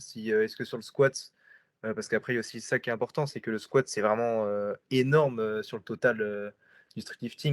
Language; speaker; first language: French; native; French